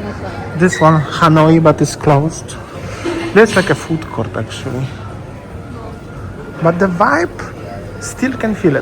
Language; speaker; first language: English; non-native, fluent; Polish